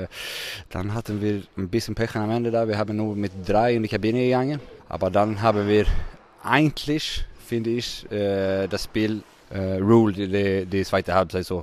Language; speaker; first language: German; non-native, fluent; Swedish